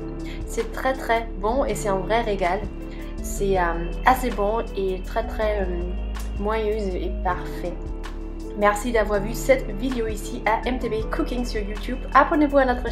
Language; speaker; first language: French; non-native, fluent; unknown